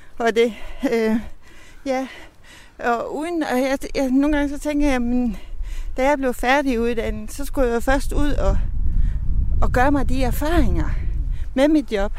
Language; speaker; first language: Danish; native; Danish